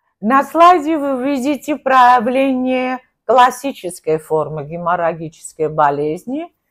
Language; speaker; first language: Russian; non-native, local second language; Armenian